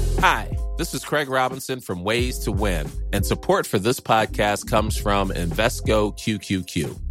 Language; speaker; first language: English; native; English